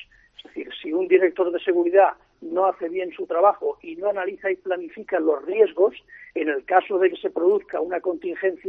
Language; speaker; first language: Spanish; native; Spanish